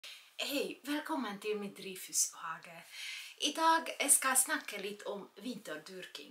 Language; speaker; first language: Norwegian; non-native, fluent; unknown